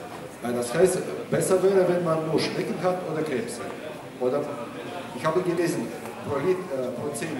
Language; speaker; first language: German; non-native, learner; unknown